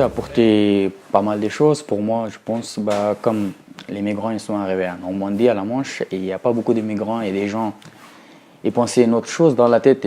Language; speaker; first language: French; non-native, learner; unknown